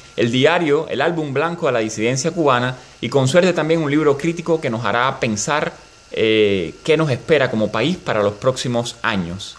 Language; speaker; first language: Spanish; native; Spanish